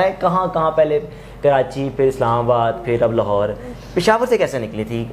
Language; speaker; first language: Urdu; non-native, local second language; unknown